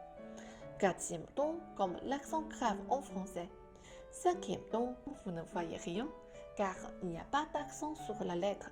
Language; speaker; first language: French; non-native, fluent; Chinese